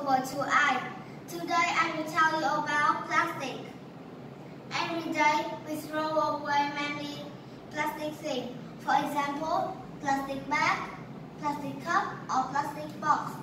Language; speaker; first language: English; non-native, learner; Vietnamese